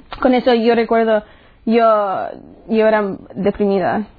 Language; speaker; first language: Spanish; early bilingual, heritage; English